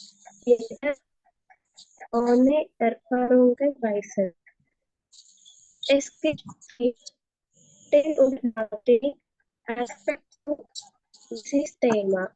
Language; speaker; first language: German; non-native, learner; Malayalam